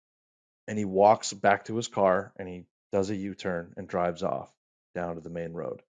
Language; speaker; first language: English; native; English